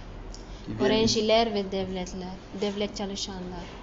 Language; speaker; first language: Turkish; non-native, learner; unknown